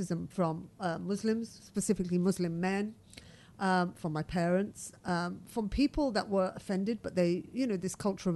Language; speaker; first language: English; native; English